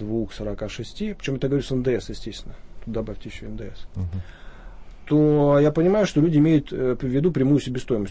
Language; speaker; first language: Russian; native; Russian